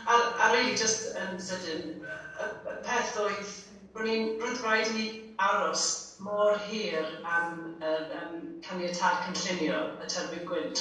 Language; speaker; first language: Welsh; non-native, fluent; English